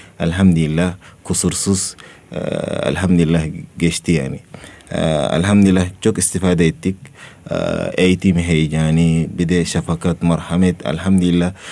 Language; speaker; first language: Turkish; non-native, learner; Arabic